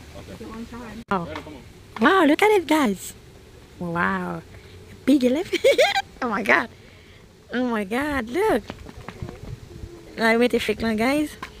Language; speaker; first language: English; non-native, learner; Haitian Creole